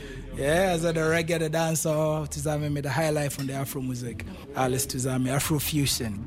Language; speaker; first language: German; non-native, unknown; Akan